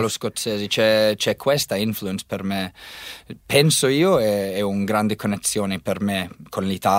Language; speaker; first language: Italian; non-native, learner; English